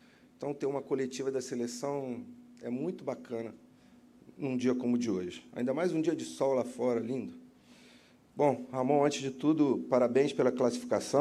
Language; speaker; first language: Portuguese; native; Portuguese